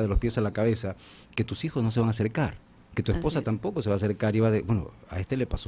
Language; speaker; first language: Spanish; native; Spanish